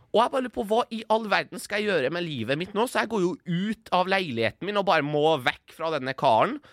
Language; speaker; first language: Norwegian; early bilingual, other home language; Persian